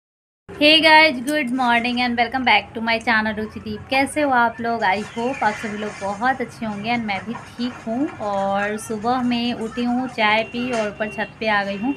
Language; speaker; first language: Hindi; native; Hindi